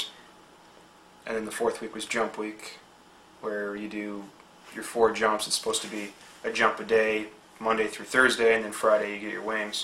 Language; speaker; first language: English; native; English